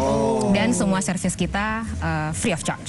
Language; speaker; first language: Indonesian; native; Indonesian